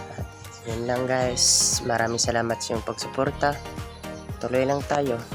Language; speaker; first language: Filipino; non-native, local second language; Cebuano